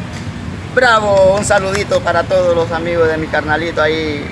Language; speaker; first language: Spanish; native; Spanish